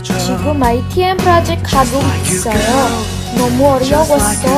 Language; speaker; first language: Korean; non-native, learner; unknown